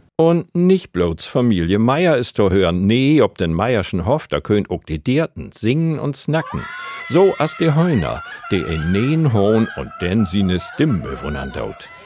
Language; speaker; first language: German; native; German